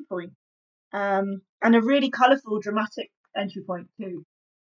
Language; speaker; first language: English; native; English